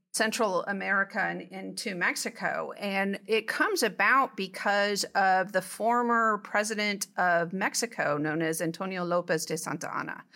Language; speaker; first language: English; native; English